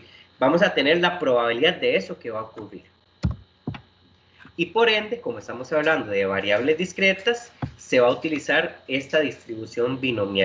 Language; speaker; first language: Spanish; native; Spanish